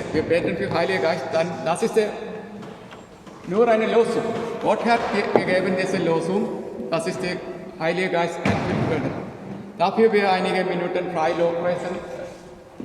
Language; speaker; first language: German; non-native, learner; Malayalam